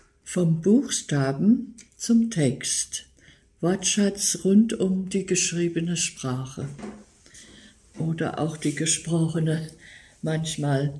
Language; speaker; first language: German; native; German